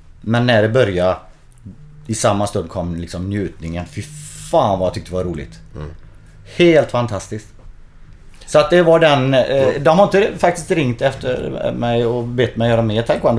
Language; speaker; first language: Swedish; native; Swedish